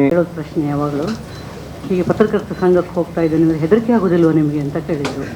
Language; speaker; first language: Kannada; native; Kannada